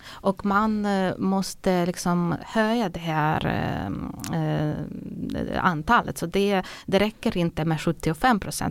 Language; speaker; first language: Swedish; non-native, fluent; Ukrainian